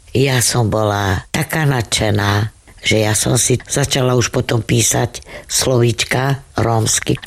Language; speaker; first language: Slovak; non-native, local second language; Romany